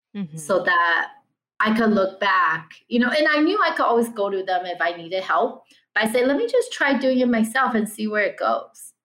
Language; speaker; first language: English; early bilingual, other home language; Chinese